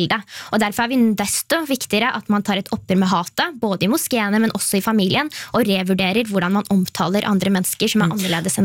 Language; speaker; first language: Norwegian; native; Norwegian